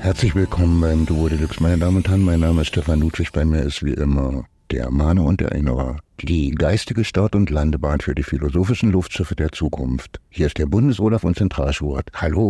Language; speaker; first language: German; native; German